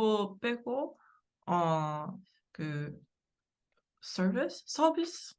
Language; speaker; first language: Korean; non-native, learner; English